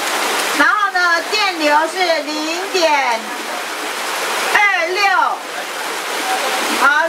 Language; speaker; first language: Chinese; native; Chinese